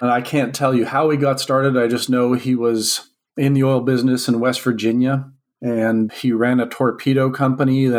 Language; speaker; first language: English; native; English